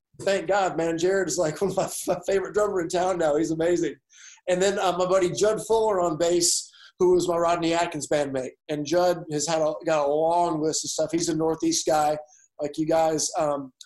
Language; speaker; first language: English; native; English